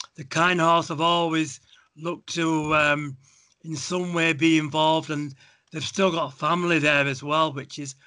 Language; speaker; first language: English; native; English